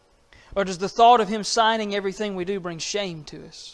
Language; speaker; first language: English; native; English